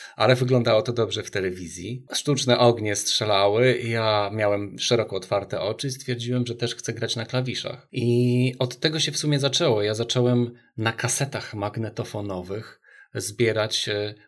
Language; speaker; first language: Polish; native; Polish